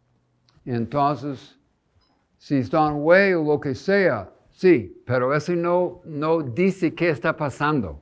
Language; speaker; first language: Spanish; non-native, fluent; English